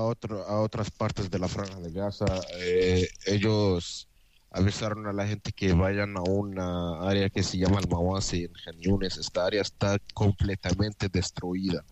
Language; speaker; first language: Spanish; non-native, fluent; Arabic